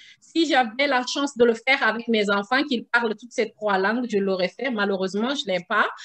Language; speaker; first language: French; non-native, local second language; Susu